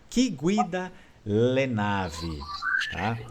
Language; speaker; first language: Italian; non-native, fluent; Portuguese